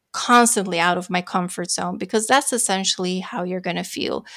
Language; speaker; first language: English; non-native, fluent; Dutch